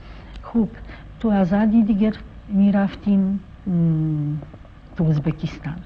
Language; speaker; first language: Persian; non-native, fluent; Polish